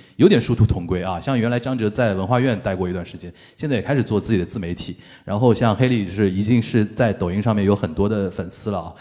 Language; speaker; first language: Chinese; native; Chinese